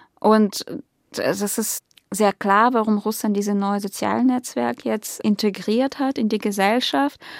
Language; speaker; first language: German; non-native, fluent; Russian